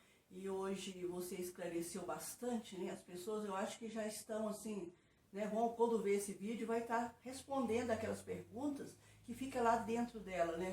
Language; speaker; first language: Portuguese; native; Portuguese